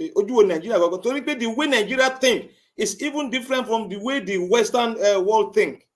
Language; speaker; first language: English; non-native, local second language; Yoruba